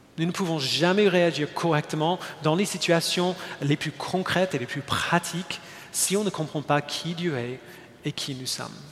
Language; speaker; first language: French; non-native, fluent; English